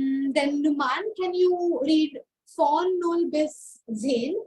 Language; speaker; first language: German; non-native, fluent; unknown